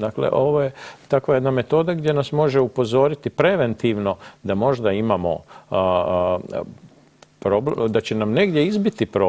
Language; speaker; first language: Croatian; native; Croatian